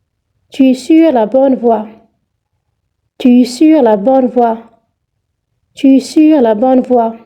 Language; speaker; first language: French; non-native, fluent; Arabic